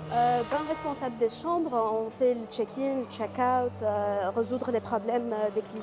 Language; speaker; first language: French; non-native, learner; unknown